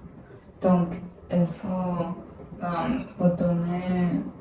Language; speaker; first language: French; non-native, learner; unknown